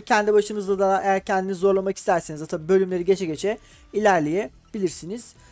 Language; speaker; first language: Turkish; native; Turkish